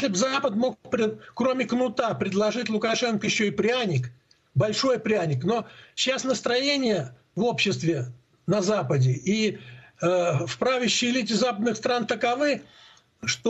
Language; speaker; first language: Russian; native; Russian